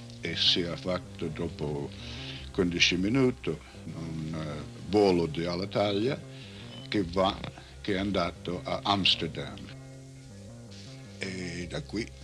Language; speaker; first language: Italian; non-native, learner; English